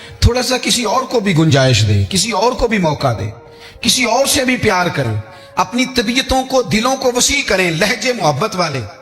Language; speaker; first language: Urdu; non-native, local second language; Punjabi